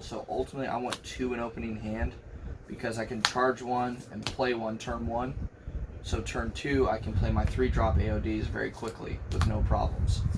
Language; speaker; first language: English; native; English